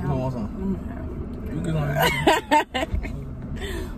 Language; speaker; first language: English; native; English